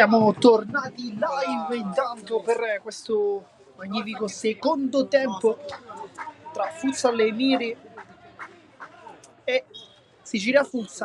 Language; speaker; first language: Italian; native; Italian